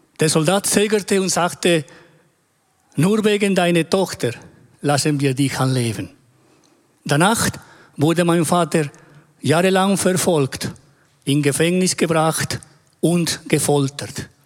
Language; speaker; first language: German; non-native, fluent; Spanish